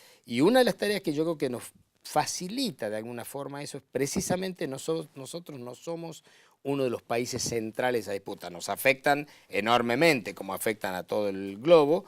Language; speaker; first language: Spanish; native; Spanish